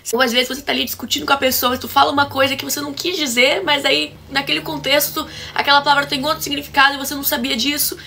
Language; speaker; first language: Portuguese; native; Portuguese